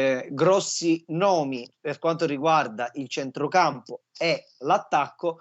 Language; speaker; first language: Italian; native; Italian